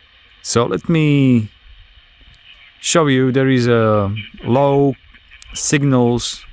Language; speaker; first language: English; non-native, fluent; Slovak